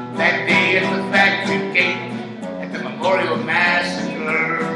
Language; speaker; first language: English; native; English